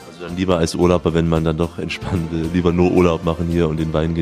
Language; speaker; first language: German; native; German